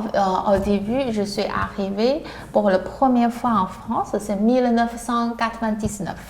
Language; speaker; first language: French; non-native, learner; Chinese